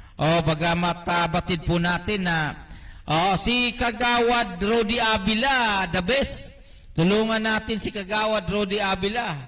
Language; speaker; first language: Filipino; non-native, local second language; Bikol